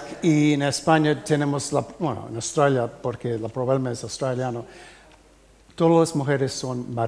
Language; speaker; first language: Spanish; early bilingual, heritage; English